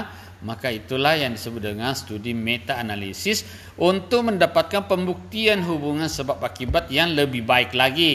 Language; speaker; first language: Indonesian; native; Indonesian